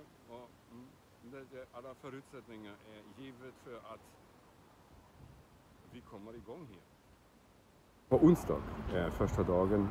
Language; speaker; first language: Swedish; non-native, fluent; German